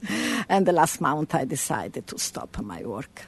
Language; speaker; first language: English; non-native, learner; Italian